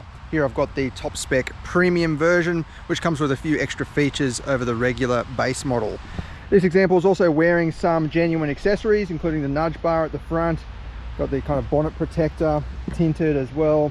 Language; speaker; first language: English; native; English